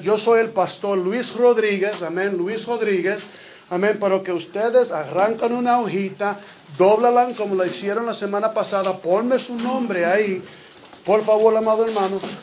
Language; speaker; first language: Spanish; native; Spanish